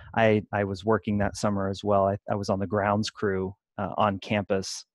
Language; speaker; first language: English; native; English